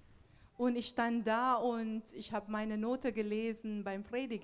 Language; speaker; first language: German; non-native, fluent; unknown